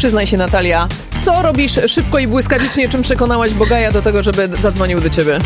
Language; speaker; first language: Polish; native; Polish